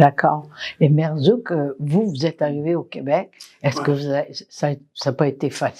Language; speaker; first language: French; non-native, fluent; English